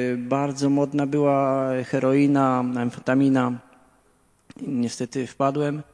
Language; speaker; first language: Polish; native; Polish